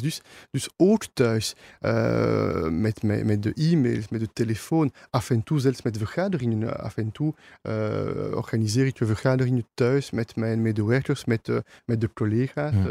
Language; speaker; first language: Dutch; non-native, local second language; French